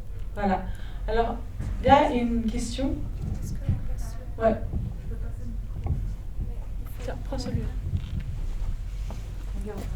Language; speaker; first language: French; native; French